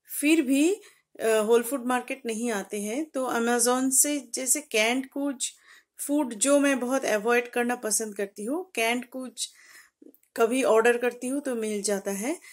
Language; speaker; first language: Hindi; non-native, local second language; Bangla